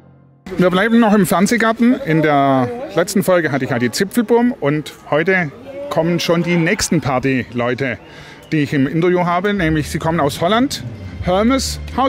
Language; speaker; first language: German; native; German